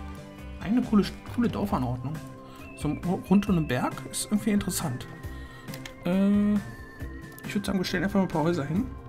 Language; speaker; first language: German; native; German